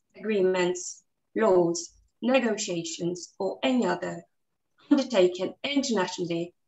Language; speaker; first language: English; non-native, fluent; Portuguese